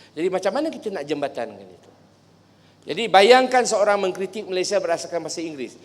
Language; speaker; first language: Malay; native; Malay